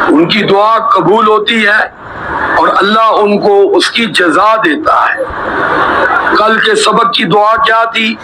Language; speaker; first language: Urdu; native; Urdu